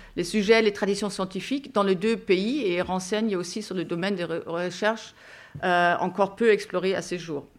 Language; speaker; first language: French; non-native, fluent; German